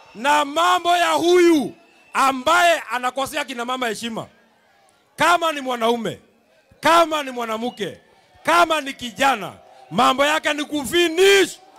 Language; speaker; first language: Swahili; non-native, local second language; Kikuyu